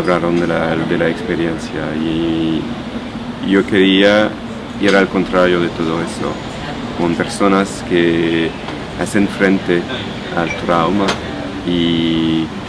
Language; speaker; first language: Spanish; non-native, fluent; French